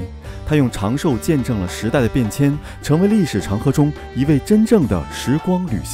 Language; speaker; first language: Chinese; native; Chinese